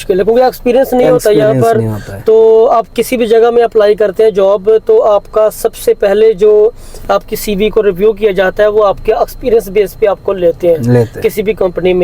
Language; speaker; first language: Hindi; native; Hindi